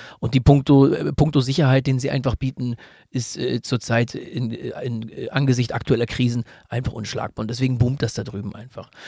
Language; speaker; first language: German; native; German